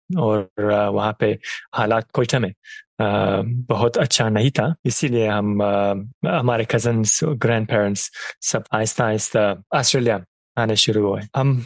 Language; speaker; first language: Urdu; non-native, fluent; Persian